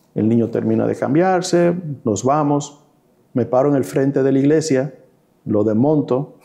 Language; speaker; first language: Spanish; early bilingual, heritage; Spanish